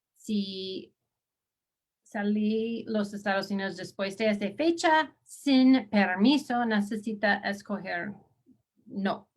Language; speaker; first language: Spanish; non-native, learner; English